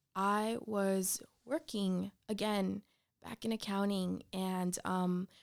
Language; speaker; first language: English; early bilingual, other home language; Spanish